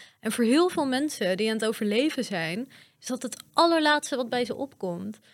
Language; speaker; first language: Dutch; early bilingual, other home language; Persian